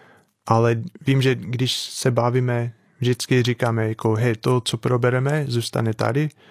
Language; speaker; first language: Czech; non-native, fluent; English